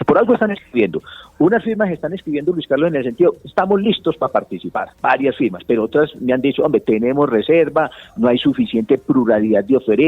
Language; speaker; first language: Spanish; native; Spanish